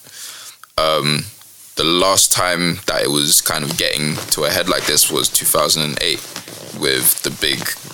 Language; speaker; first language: English; native; English